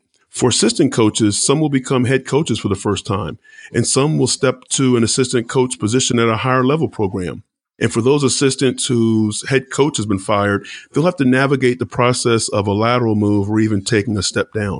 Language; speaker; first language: English; native; English